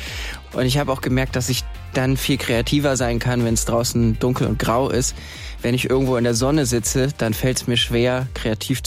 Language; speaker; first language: German; native; German